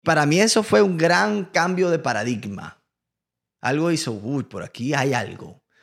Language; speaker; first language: Spanish; native; Spanish